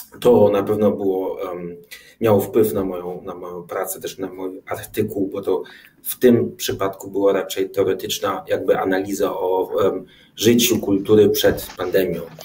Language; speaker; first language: Polish; early bilingual, heritage; German